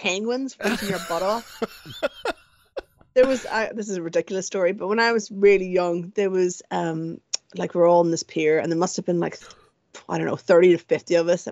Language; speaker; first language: English; native; English